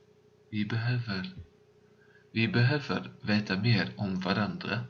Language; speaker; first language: Swedish; non-native, learner; Dutch